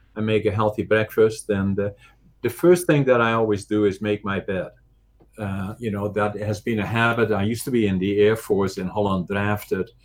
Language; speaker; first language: English; non-native, fluent; Dutch